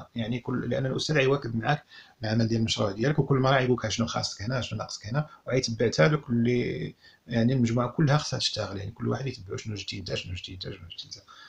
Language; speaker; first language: Arabic; native; Arabic